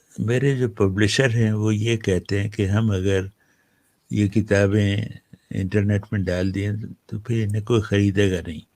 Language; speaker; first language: Urdu; native; Urdu